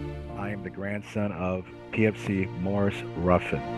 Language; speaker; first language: English; native; English